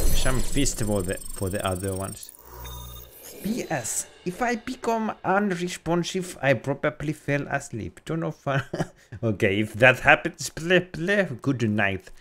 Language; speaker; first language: English; non-native, fluent; Finnish